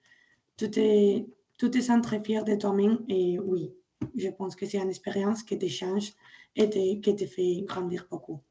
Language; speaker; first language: French; non-native, learner; Spanish